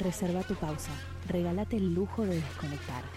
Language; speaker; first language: Spanish; native; Spanish